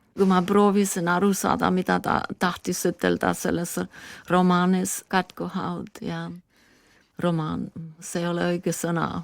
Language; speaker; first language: Estonian; early bilingual, heritage; Estonian